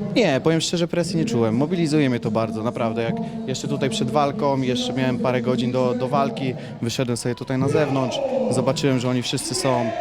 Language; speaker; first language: Polish; native; Polish